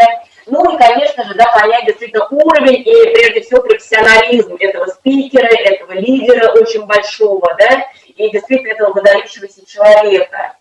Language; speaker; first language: Russian; native; Russian